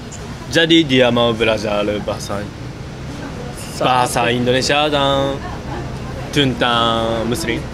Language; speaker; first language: Indonesian; non-native, learner; Japanese